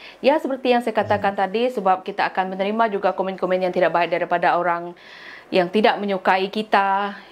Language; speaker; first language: Malay; non-native, local second language; Iban